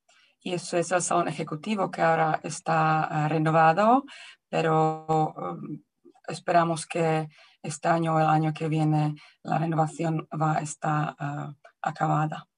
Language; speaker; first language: Spanish; non-native, fluent; Czech